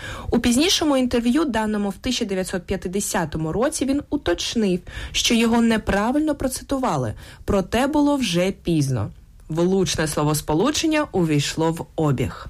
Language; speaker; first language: Ukrainian; native; Ukrainian